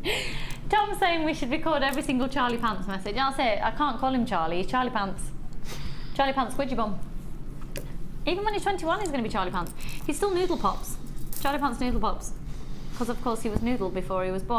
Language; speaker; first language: English; native; English